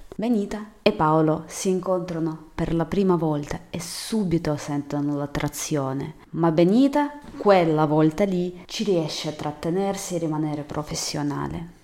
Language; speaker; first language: Italian; non-native, fluent; Russian